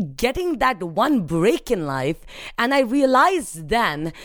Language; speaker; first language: English; non-native, local second language; Hindi